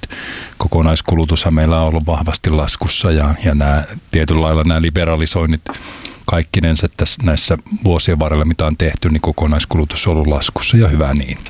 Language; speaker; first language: Finnish; native; Finnish